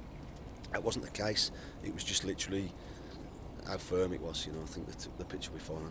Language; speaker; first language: English; native; English